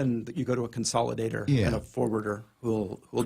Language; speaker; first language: English; native; English